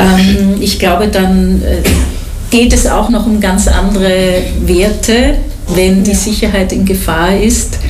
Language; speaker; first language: German; native; German